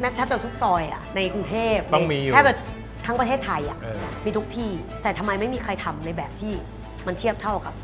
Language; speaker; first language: Thai; non-native, local second language; Lao